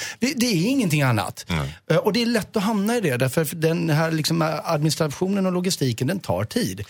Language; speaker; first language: Swedish; native; Swedish